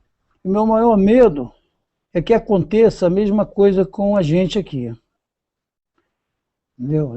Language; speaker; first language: Portuguese; native; Portuguese